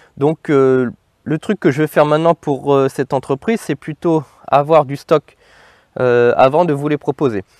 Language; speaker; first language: French; native; French